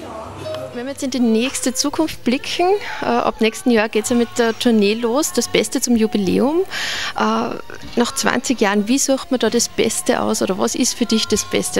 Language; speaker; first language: German; native; German